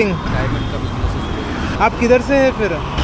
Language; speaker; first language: Hindi; non-native, local second language; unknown